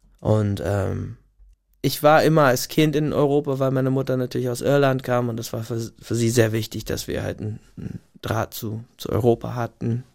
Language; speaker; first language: German; non-native, fluent; English